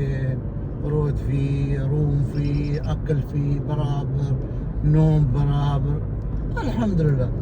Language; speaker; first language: Arabic; non-native, learner; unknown